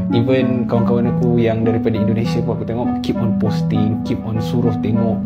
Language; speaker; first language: Malay; native; Malay